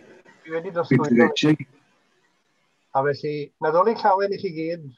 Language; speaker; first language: Welsh; native; Welsh